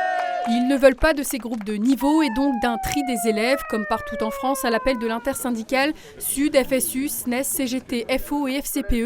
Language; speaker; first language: French; native; French